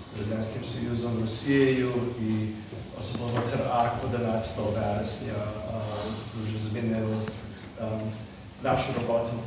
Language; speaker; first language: Ukrainian; early bilingual, heritage; Ukrainian